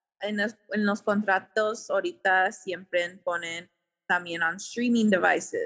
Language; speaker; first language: Spanish; early bilingual, heritage; Spanish